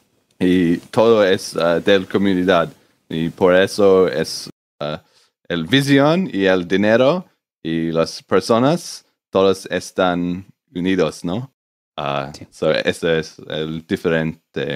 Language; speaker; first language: Spanish; non-native, learner; English